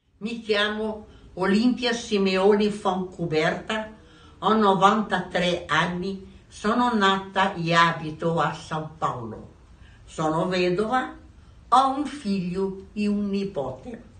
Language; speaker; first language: Italian; non-native, learner; Portuguese